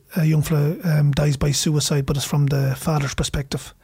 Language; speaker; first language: English; native; English